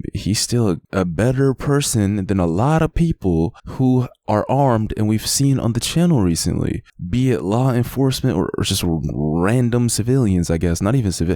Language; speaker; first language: English; native; English